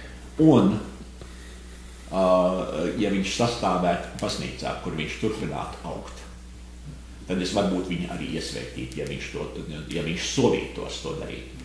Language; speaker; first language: Latvian; early bilingual, heritage; Latvian